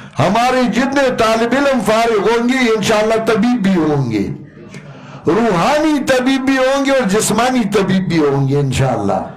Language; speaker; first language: Urdu; non-native, local second language; Pashto